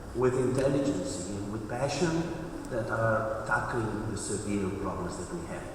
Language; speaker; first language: English; non-native, fluent; Italian